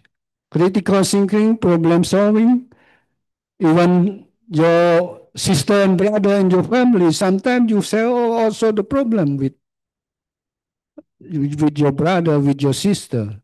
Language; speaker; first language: English; non-native, learner; Khmer